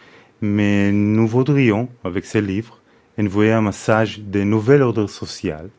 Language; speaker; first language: French; non-native, fluent; Hebrew